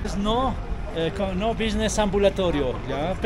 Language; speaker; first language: Spanish; non-native, learner; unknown